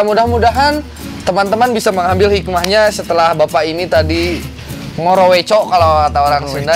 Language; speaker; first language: Indonesian; native; Indonesian